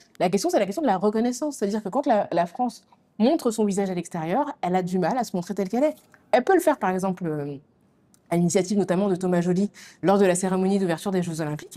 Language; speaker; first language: French; native; French